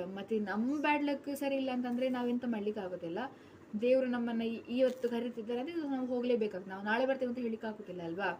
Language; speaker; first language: Kannada; non-native, local second language; Tulu